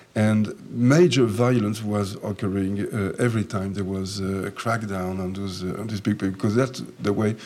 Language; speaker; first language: English; non-native, fluent; French